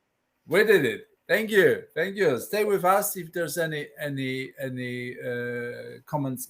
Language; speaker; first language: English; non-native, fluent; Polish